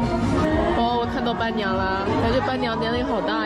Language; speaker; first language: Chinese; native; Chinese